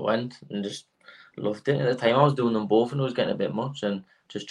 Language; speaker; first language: English; native; English